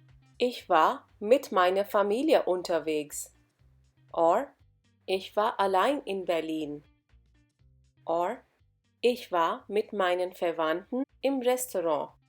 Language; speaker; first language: German; non-native, fluent; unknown